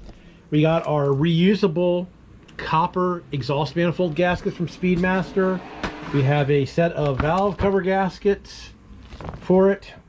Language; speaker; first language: English; native; English